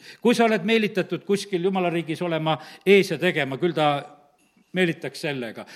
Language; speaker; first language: Estonian; native; Estonian